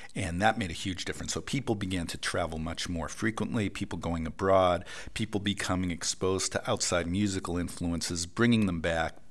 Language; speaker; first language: English; native; English